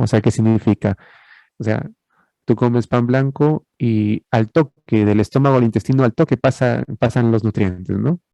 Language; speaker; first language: Spanish; native; Spanish